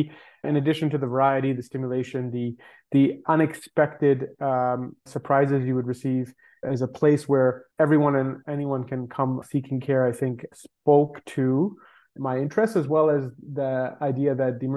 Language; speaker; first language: English; native; English